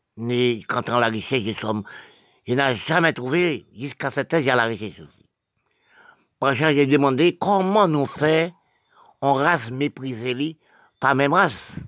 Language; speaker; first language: French; non-native, local second language; Haitian Creole